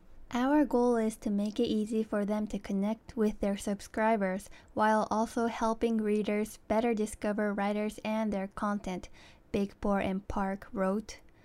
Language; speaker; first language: English; early bilingual, other home language; Japanese